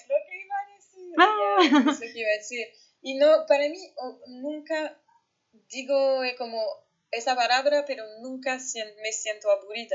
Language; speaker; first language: Spanish; non-native, fluent; French